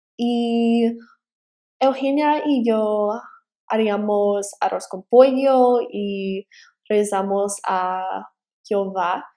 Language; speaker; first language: Spanish; early bilingual, heritage; Spanish